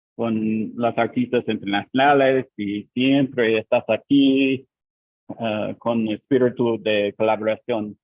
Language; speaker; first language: Spanish; non-native, learner; English